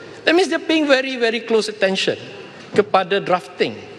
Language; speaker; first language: English; non-native, local second language; Malay